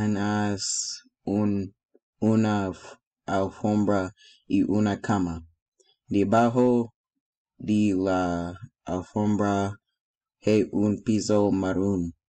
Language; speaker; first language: Spanish; non-native, learner; English